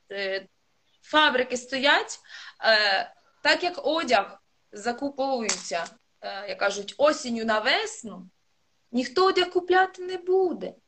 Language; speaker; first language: Ukrainian; non-native, local second language; Russian